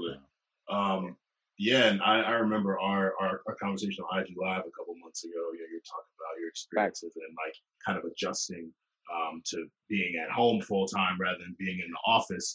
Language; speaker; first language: English; native; English